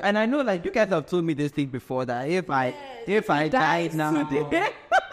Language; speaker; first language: English; non-native, local second language; Akan